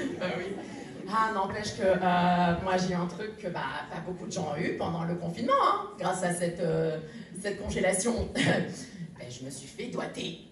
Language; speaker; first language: French; native; French